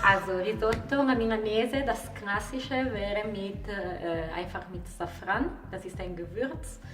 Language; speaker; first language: German; non-native, fluent; Italian